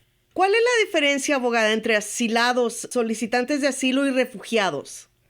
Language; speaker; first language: Spanish; native; Spanish